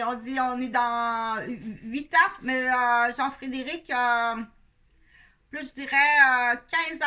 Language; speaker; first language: French; native; French